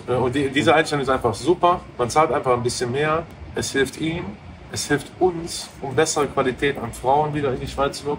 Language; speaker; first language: German; native; German